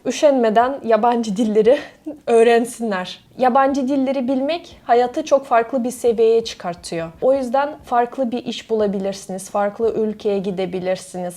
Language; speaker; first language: Turkish; non-native, fluent; Russian